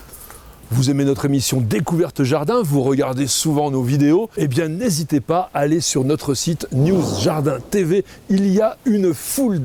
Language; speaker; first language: French; native; French